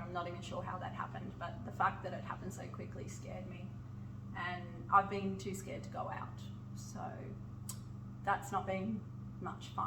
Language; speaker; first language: English; native; English